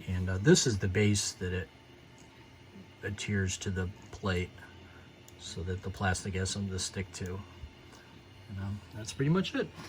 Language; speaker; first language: English; native; English